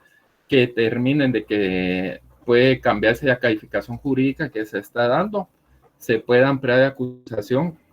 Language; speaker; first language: Spanish; native; Spanish